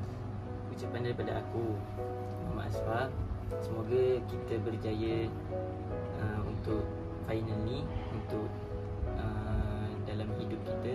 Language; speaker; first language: Malay; native; Malay